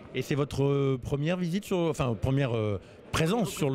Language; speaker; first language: French; native; French